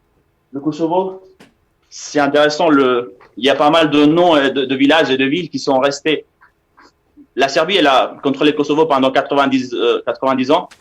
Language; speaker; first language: French; non-native, fluent; Albanian